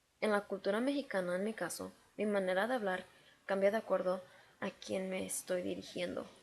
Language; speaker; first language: Spanish; native; Spanish